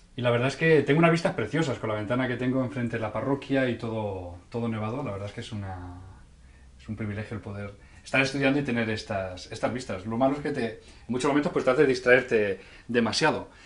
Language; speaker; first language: Spanish; native; Spanish